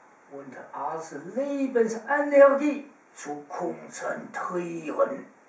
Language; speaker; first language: German; non-native, fluent; Chinese